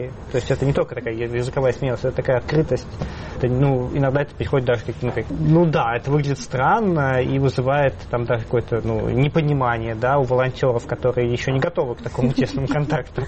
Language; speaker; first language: Russian; native; Russian